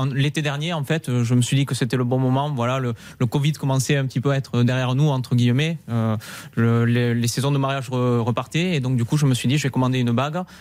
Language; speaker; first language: French; native; French